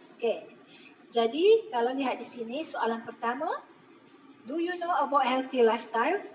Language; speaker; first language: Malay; native; Malay